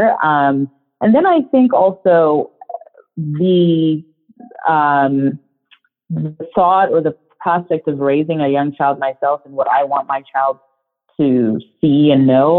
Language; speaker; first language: English; non-native, local second language; Shona